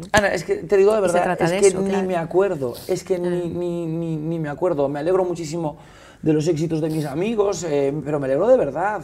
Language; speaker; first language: Spanish; native; Spanish